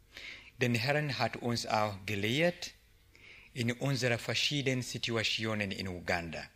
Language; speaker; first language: German; non-native, learner; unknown